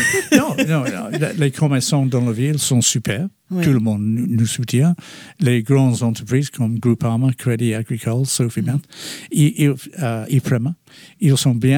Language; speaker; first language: French; non-native, fluent; English